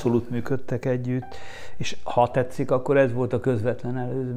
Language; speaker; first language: Hungarian; native; Hungarian